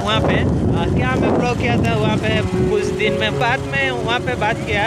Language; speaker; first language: Hindi; non-native, local second language; Odia